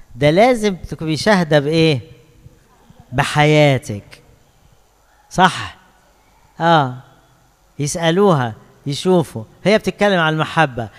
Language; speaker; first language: Egyptian Arabic; native; Egyptian Arabic